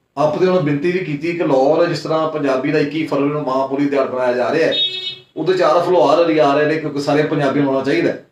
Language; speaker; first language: Punjabi; native; Punjabi